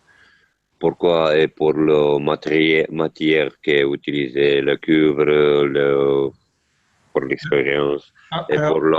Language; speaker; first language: French; non-native, learner; Italian